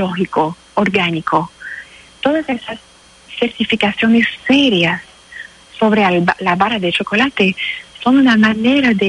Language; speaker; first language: Spanish; non-native, fluent; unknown